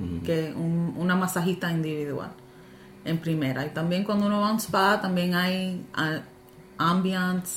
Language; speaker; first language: Spanish; early bilingual, heritage; Spanish